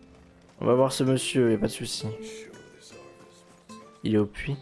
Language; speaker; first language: French; native; French